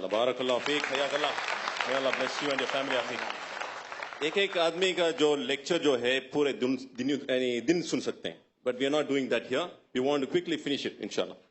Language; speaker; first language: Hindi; non-native, local second language; Tamil